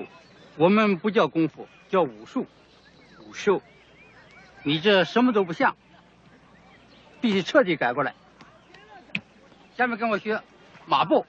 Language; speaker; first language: Chinese; native; Chinese